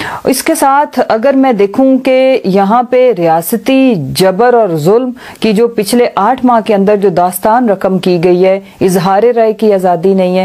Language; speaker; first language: Urdu; non-native, local second language; Punjabi